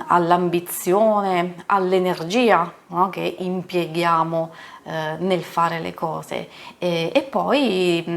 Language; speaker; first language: Italian; native; Italian